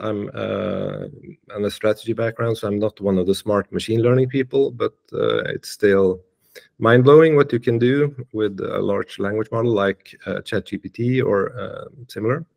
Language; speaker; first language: English; non-native, fluent; Swedish